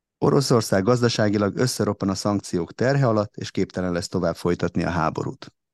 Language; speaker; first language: Hungarian; native; Hungarian